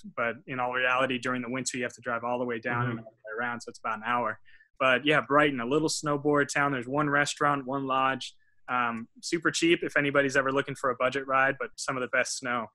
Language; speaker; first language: English; native; English